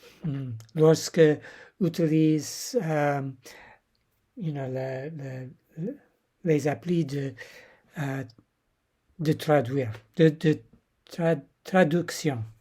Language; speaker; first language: French; non-native, learner; English